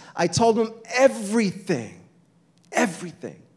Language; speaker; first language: English; native; English